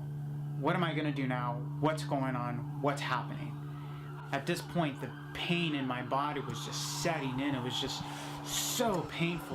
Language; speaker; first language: English; native; English